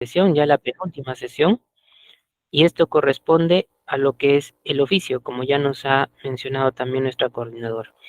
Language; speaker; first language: Spanish; native; Spanish